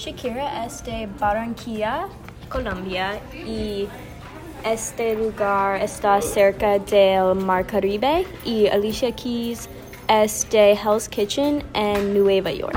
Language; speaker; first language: Spanish; non-native, learner; English